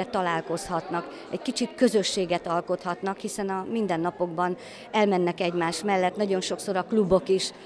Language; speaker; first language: Hungarian; native; Hungarian